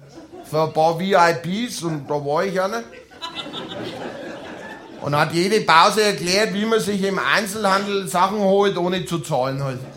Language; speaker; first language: German; native; German